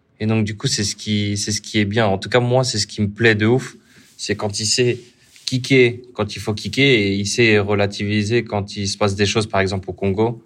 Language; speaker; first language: French; native; French